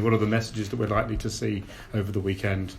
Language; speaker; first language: English; native; English